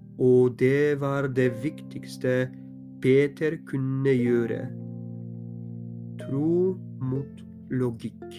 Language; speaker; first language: Norwegian; non-native, fluent; Polish